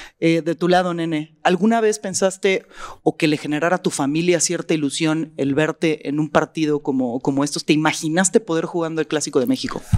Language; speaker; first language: Spanish; native; Spanish